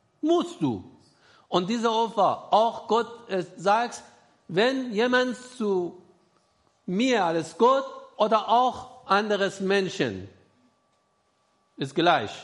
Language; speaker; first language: German; non-native, learner; Persian